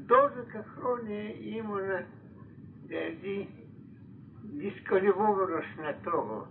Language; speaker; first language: Greek; non-native, fluent; Russian